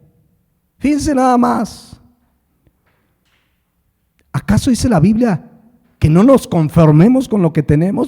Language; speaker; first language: Spanish; native; Spanish